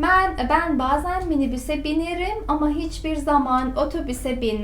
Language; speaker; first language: Turkish; non-native, fluent; Persian